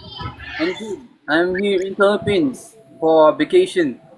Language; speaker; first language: English; non-native, local second language; Filipino